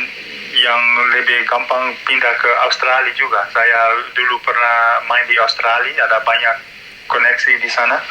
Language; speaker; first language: Indonesian; non-native, learner; Dutch